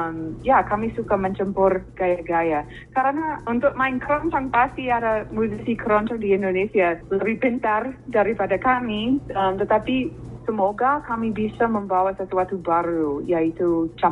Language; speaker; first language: Indonesian; non-native, fluent; English